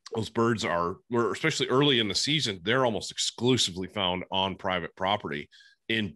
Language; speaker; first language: English; native; English